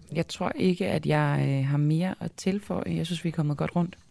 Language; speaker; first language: Danish; native; Danish